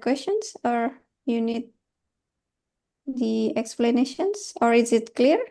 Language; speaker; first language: English; non-native, fluent; Indonesian